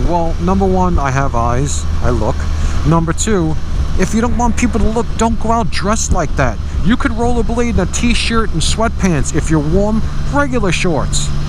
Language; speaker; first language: English; native; English